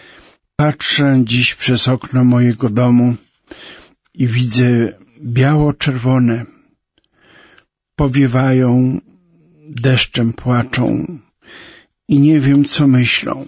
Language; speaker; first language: Polish; native; Polish